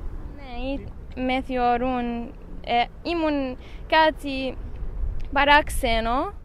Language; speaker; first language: Greek; non-native, local second language; Arabic